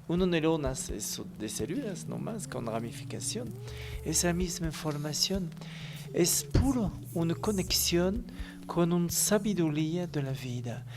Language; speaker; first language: Spanish; non-native, learner; French